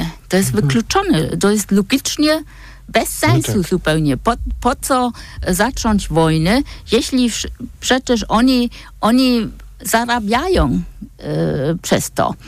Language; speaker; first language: Polish; non-native, fluent; German